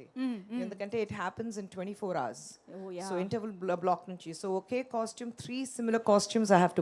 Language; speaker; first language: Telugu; non-native, local second language; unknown